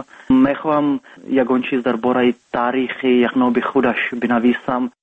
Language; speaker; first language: Persian; non-native, learner; Czech